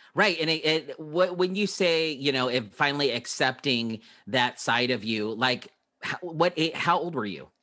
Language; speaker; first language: English; early bilingual, other home language; Filipino